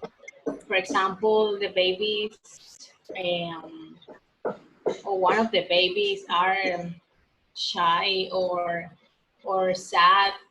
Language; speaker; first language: English; non-native, learner; Spanish